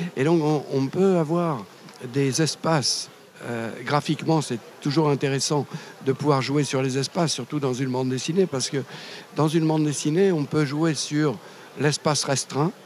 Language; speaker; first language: French; native; French